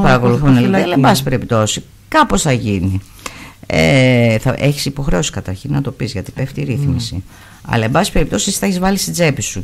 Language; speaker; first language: Greek; native; Greek